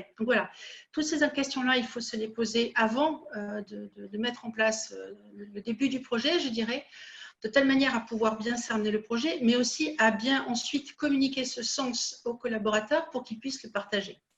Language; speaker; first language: French; native; French